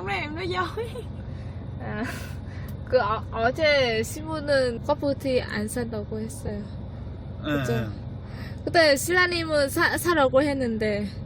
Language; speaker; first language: Korean; non-native, learner; Vietnamese